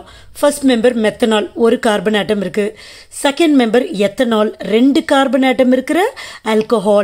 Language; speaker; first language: Tamil; native; Tamil